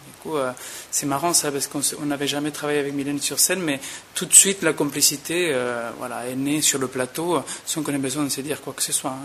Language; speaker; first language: French; non-native, fluent; Spanish